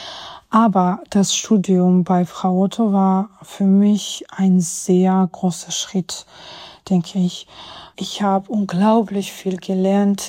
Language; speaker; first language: German; non-native, fluent; Georgian